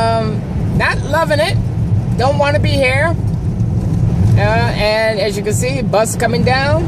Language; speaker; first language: English; native; English